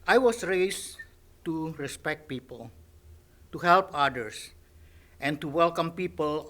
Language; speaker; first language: English; non-native, fluent; Indonesian